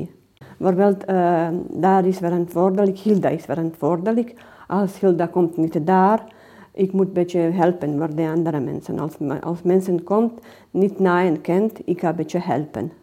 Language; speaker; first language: Dutch; non-native, learner; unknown